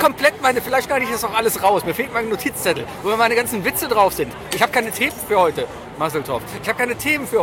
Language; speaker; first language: German; native; German